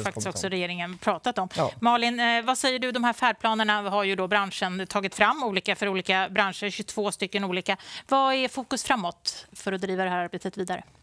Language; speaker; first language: Swedish; native; Swedish